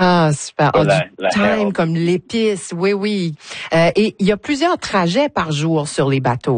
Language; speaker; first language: French; native; French